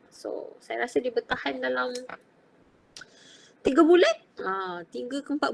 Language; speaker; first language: Malay; native; Malay